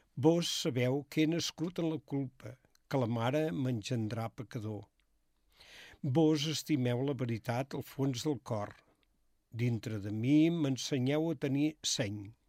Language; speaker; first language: Catalan; native; Catalan